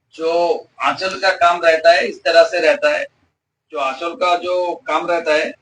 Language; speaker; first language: Hindi; non-native, local second language; Bangla